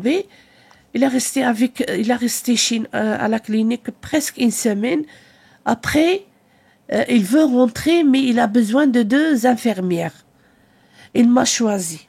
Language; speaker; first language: French; non-native, learner; Arabic